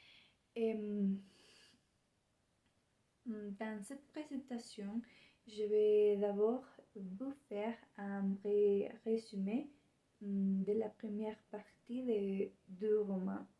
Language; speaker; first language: French; non-native, learner; Spanish